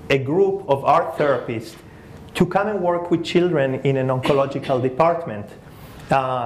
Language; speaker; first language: English; early bilingual, other home language; Spanish